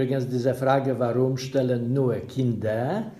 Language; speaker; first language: German; non-native, fluent; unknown